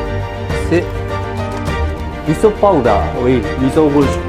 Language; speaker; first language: French; non-native, learner; Japanese